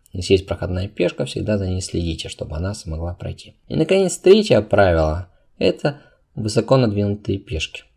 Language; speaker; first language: Russian; non-native, local second language; Uzbek